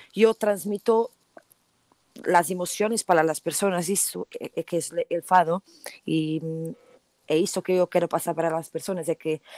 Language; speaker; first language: Spanish; non-native, learner; Portuguese